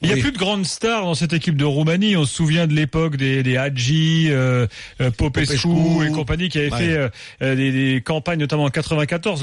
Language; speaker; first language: French; native; French